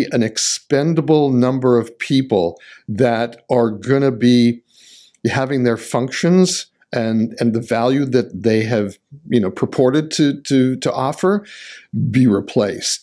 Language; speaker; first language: English; native; English